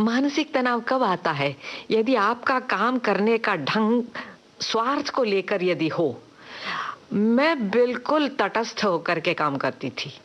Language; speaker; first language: Hindi; non-native, local second language; Tamil